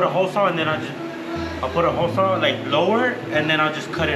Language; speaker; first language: English; native; English